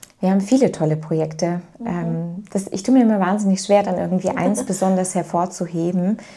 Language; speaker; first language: German; native; German